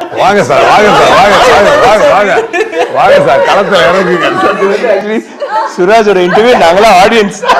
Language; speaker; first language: Tamil; native; Tamil